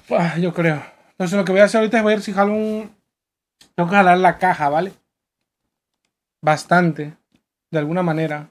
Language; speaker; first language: Spanish; native; Spanish